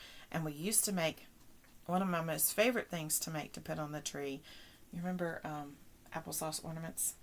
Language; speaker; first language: English; native; English